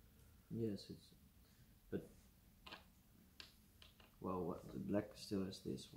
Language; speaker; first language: English; non-native, learner; Dutch